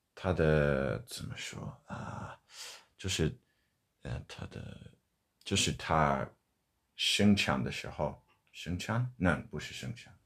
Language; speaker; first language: Chinese; non-native, learner; English